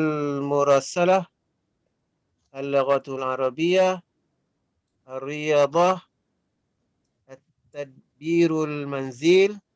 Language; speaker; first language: Arabic; non-native, learner; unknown